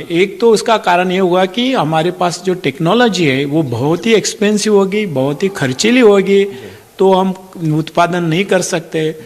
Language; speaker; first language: Hindi; non-native, local second language; Marathi